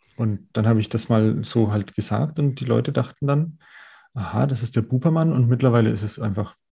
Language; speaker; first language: German; native; German